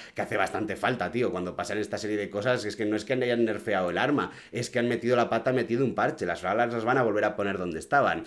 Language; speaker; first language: Spanish; native; Spanish